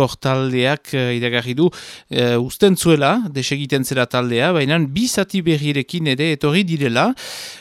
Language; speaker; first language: Basque; native; Basque